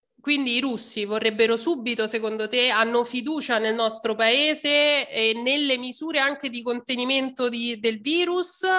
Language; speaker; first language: Italian; native; Italian